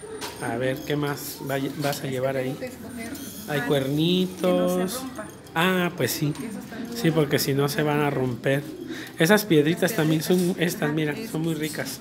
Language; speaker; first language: Spanish; native; Spanish